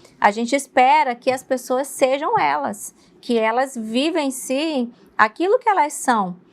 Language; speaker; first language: Portuguese; native; Portuguese